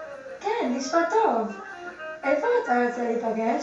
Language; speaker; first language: Hebrew; non-native, learner; English